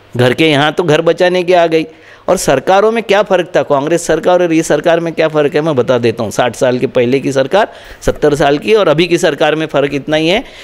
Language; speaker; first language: Hindi; non-native, local second language; Marathi